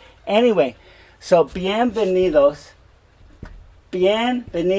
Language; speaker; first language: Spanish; non-native, fluent; English